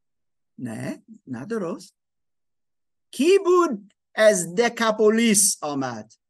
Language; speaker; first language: Persian; non-native, learner; German